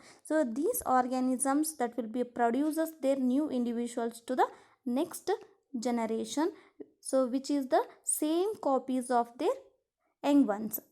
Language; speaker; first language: English; non-native, local second language; Kannada